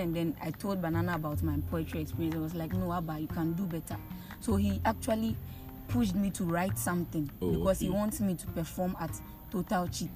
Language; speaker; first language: English; non-native, local second language; Akan